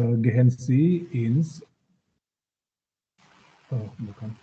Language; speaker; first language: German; non-native, learner; Indonesian